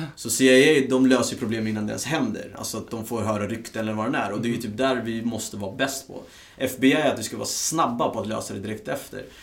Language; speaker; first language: Swedish; early bilingual, other home language; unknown